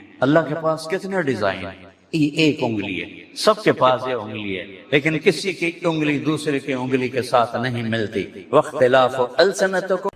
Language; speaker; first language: Urdu; non-native, local second language; Punjabi